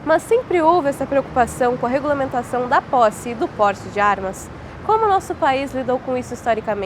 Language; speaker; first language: Portuguese; native; Portuguese